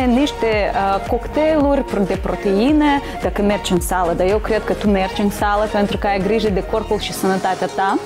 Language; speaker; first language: Romanian; non-native, local second language; Russian